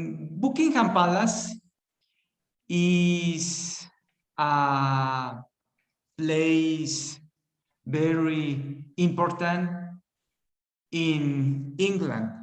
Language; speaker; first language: English; non-native, learner; Spanish